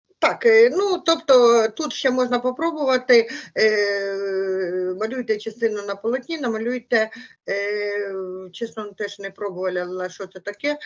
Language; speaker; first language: Ukrainian; native; Ukrainian